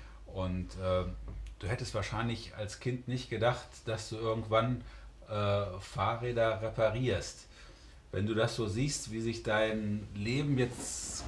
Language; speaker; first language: German; native; German